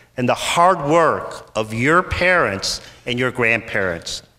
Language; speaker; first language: English; native; English